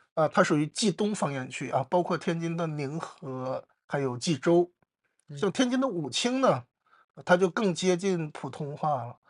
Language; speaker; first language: Chinese; native; Chinese